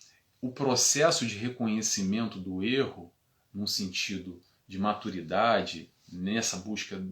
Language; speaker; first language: Portuguese; native; Portuguese